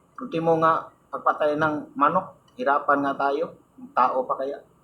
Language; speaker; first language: Filipino; non-native, local second language; Cebuano